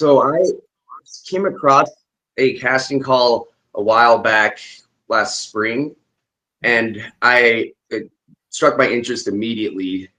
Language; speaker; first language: English; native; English